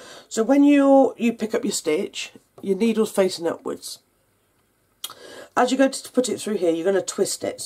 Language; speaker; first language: English; native; English